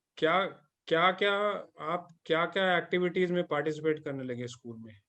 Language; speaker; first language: Hindi; native; Hindi